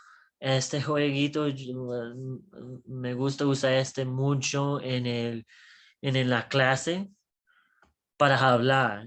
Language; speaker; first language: Spanish; non-native, learner; English